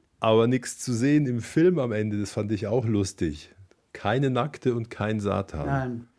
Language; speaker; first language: German; native; German